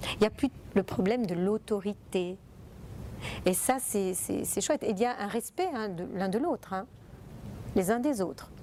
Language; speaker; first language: French; non-native, fluent; Italian